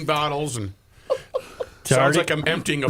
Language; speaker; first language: English; native; English